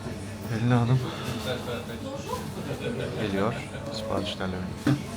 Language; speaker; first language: Turkish; native; Turkish